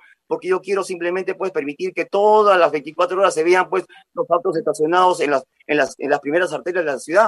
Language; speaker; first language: Spanish; native; Spanish